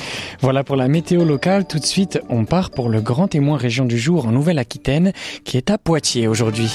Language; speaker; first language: French; native; French